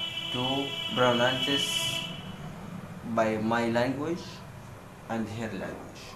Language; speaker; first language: English; non-native, fluent; Arabic